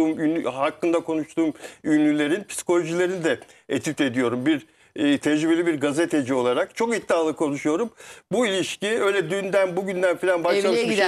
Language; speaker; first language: Turkish; native; Turkish